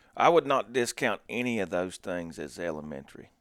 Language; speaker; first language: English; native; English